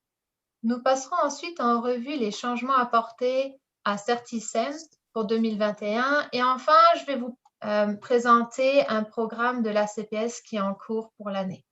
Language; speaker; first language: French; native; French